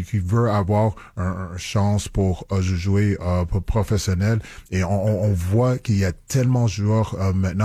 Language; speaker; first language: French; non-native, local second language; English